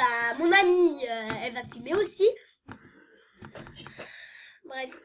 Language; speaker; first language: French; native; French